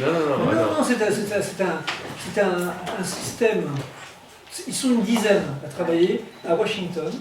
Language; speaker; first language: French; native; French